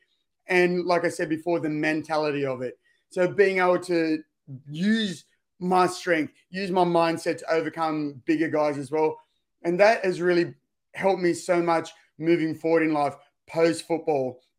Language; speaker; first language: English; native; English